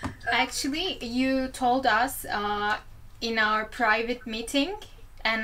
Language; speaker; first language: English; non-native, fluent; Turkish